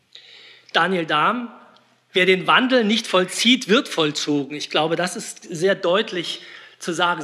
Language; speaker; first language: German; native; German